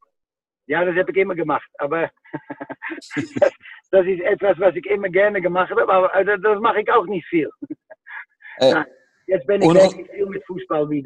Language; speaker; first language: German; non-native, fluent; Dutch